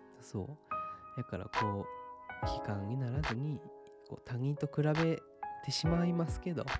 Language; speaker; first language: Japanese; native; Japanese